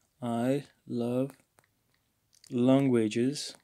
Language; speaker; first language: English; non-native, fluent; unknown